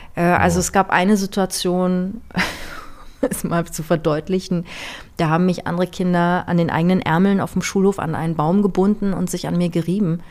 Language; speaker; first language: German; early bilingual, other home language; Persian